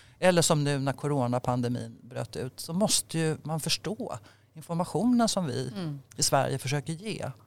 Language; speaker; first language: Swedish; native; Swedish